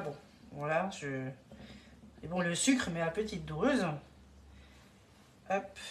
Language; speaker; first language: French; native; French